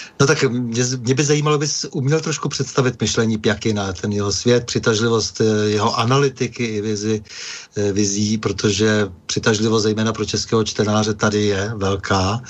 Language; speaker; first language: Czech; native; Czech